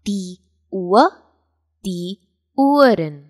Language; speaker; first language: German; non-native, fluent; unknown